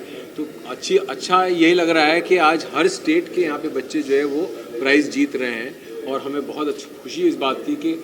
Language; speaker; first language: Hindi; native; Hindi